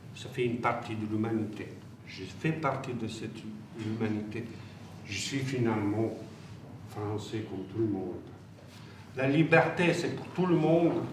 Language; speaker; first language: French; non-native, fluent; Bosnian